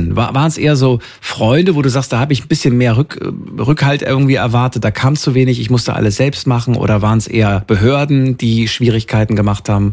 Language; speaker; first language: German; native; German